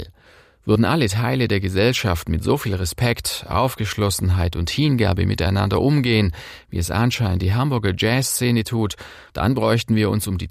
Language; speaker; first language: German; native; German